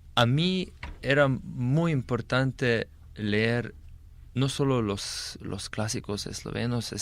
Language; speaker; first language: Spanish; non-native, fluent; Slovenian